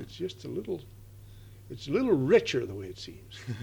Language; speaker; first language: English; early bilingual, other home language; Dutch